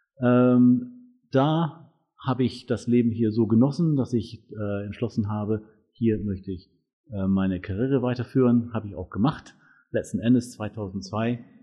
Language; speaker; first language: German; non-native, fluent; English